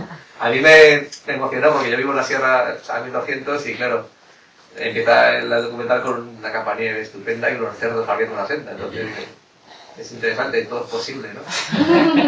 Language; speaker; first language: Spanish; native; Spanish